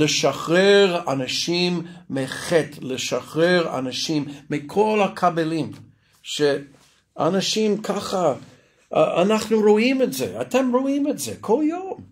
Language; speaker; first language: Hebrew; non-native, fluent; English